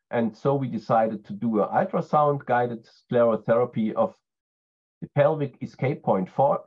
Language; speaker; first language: English; non-native, fluent; German